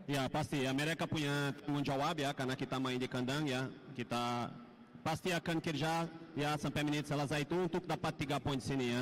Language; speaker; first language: Indonesian; non-native, fluent; Portuguese